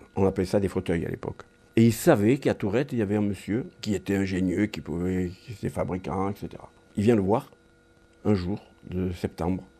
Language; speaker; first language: French; native; French